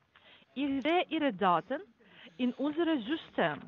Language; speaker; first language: German; non-native, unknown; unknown